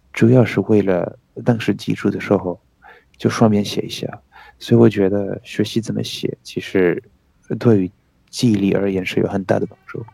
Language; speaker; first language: Chinese; non-native, fluent; French